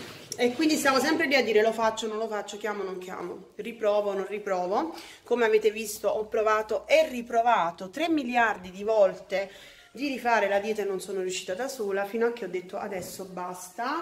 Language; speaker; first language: Italian; native; Italian